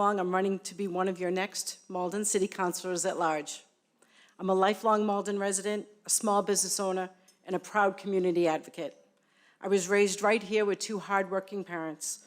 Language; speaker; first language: English; native; English